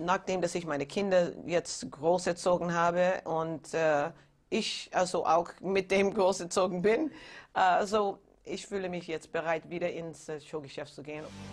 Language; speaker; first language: German; non-native, fluent; English